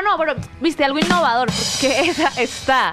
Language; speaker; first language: Spanish; native; Spanish